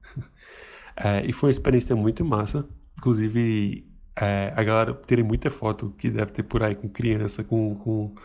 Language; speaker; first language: Portuguese; native; Portuguese